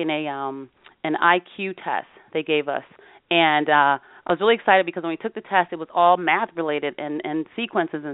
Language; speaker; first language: English; native; English